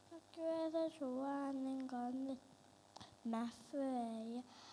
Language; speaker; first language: Korean; early bilingual, other home language; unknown